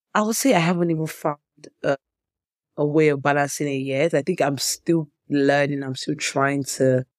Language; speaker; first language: English; non-native, local second language; Yoruba